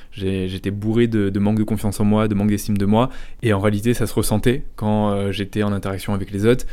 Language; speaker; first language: French; native; French